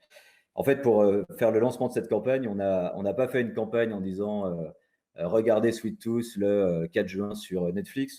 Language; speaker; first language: French; native; French